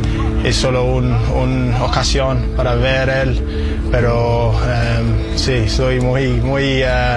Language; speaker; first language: Spanish; non-native, learner; English